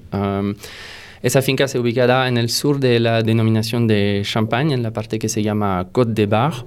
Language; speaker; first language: Spanish; non-native, fluent; French